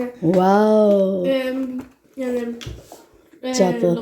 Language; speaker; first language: Turkish; early bilingual, heritage; Turkish